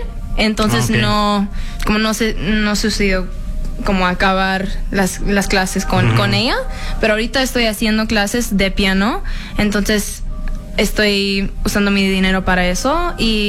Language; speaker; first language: Spanish; early bilingual, heritage; English